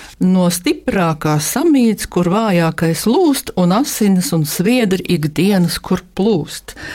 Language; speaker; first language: Latvian; native; Latvian